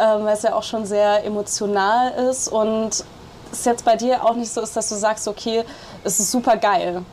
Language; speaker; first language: German; native; German